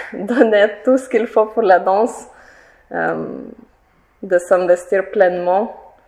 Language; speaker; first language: French; non-native, fluent; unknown